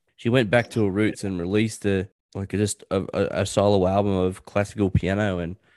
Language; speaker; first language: English; native; English